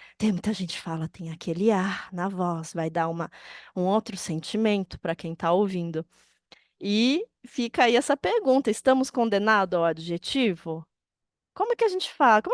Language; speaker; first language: Portuguese; native; Portuguese